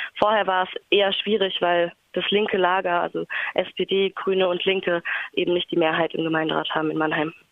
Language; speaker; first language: German; native; German